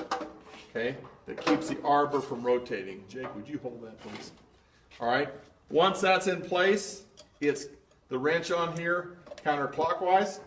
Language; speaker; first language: English; native; English